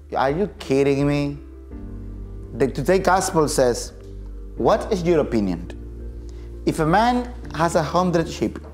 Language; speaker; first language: English; non-native, fluent; Spanish